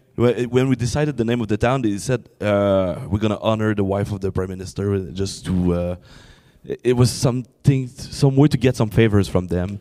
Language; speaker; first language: English; non-native, fluent; French